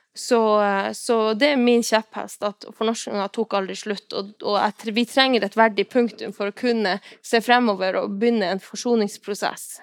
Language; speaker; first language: Norwegian; non-native, local second language; Northern Sami